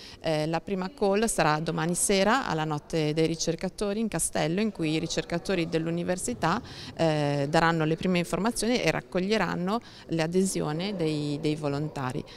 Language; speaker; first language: Italian; native; Italian